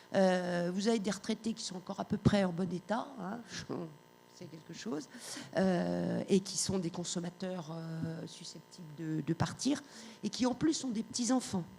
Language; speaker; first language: French; native; French